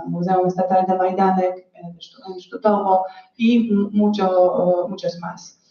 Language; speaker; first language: Spanish; non-native, fluent; Polish